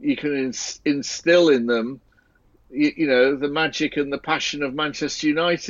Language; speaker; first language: English; native; English